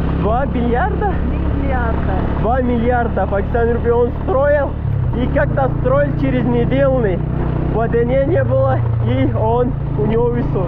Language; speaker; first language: Russian; non-native, learner; Pashto